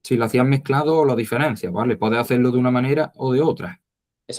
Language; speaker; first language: Spanish; native; Spanish